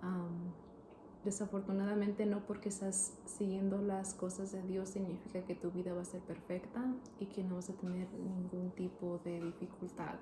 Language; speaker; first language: Spanish; early bilingual, heritage; Spanish